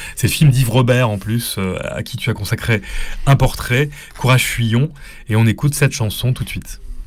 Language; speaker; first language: French; native; French